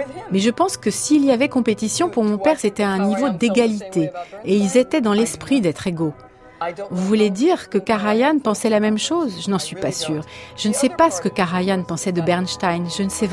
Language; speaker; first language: French; native; French